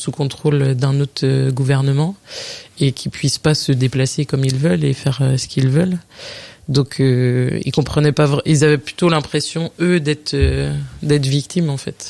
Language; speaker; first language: French; native; French